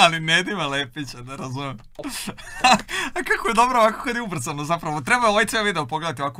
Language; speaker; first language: Croatian; native; Croatian